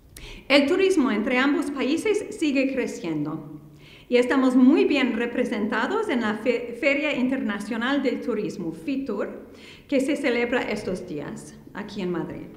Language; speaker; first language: Spanish; non-native, fluent; English